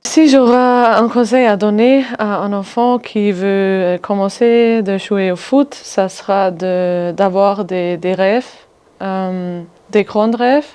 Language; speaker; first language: French; non-native, fluent; German